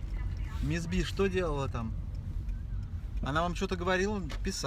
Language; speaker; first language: Russian; native; Russian